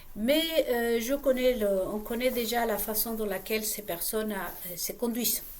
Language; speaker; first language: French; non-native, fluent; Spanish